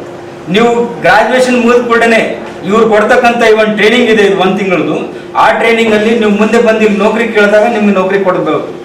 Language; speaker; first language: Kannada; native; Kannada